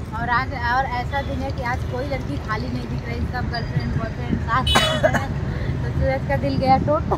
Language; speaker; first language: Hindi; native; Hindi